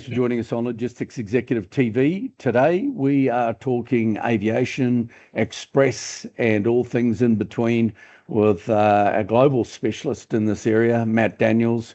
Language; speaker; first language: English; native; English